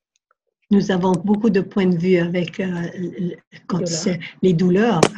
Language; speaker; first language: French; non-native, fluent; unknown